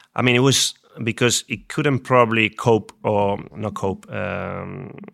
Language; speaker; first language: English; non-native, fluent; Spanish